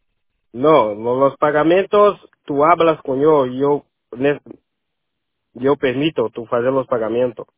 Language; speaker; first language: Spanish; non-native, learner; Portuguese